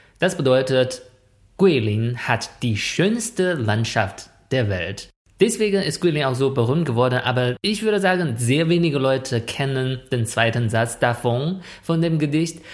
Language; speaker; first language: German; non-native, fluent; Chinese